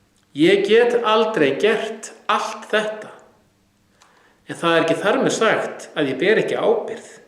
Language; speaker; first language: Icelandic; native; Icelandic